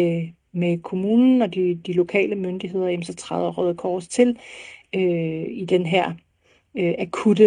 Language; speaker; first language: Danish; native; Danish